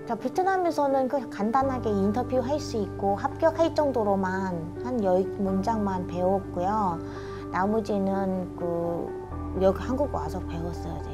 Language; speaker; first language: Korean; non-native, fluent; Vietnamese